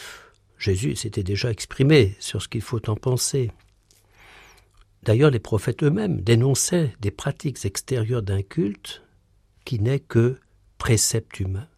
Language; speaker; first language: French; native; French